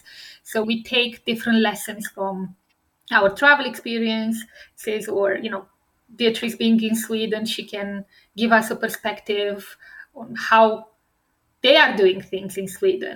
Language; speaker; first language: English; non-native, fluent; Romanian